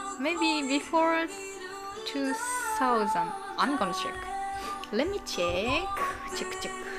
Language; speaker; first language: English; non-native, learner; Japanese